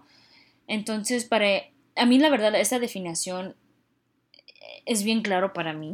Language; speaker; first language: Spanish; early bilingual, heritage; Spanish